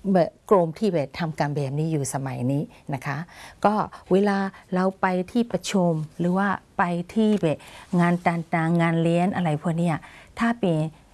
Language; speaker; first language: Thai; non-native, fluent; Burmese